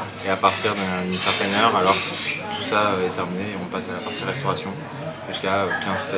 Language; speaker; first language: French; native; French